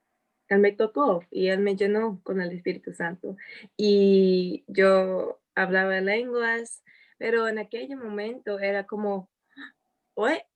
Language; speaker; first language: Spanish; non-native, fluent; English